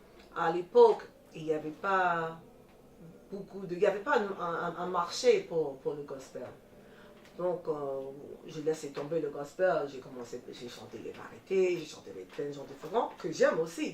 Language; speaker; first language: French; non-native, fluent; English